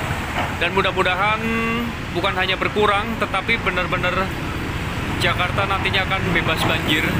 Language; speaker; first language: Indonesian; non-native, local second language; Javanese